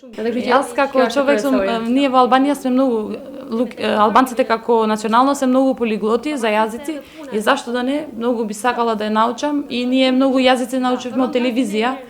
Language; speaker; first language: Macedonian; non-native, fluent; Albanian